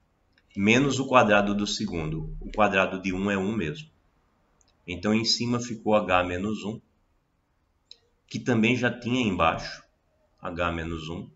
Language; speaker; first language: Portuguese; native; Portuguese